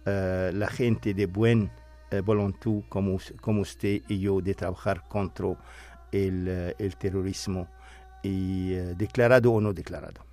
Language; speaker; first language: Spanish; non-native, fluent; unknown